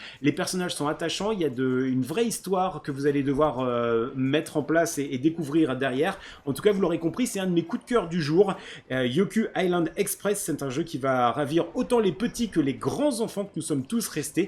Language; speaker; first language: French; native; French